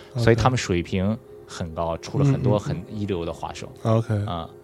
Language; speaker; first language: Chinese; native; Chinese